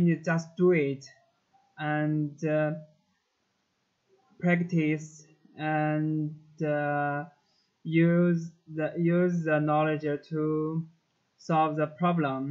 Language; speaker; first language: English; non-native, learner; Chinese